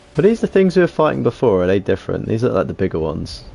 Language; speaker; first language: English; native; English